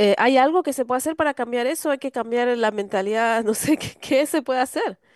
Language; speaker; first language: Spanish; native; Spanish